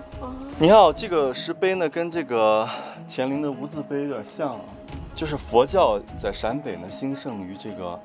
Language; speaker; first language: Chinese; native; Chinese